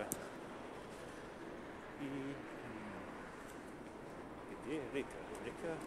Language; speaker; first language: Russian; non-native, learner; English